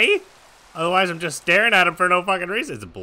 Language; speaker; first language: English; native; English